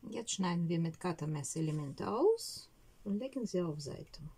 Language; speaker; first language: German; non-native, learner; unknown